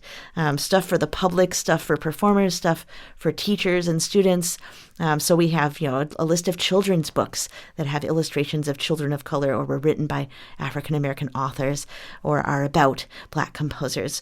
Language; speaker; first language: English; native; English